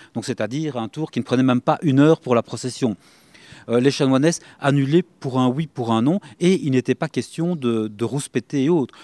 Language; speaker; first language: French; native; French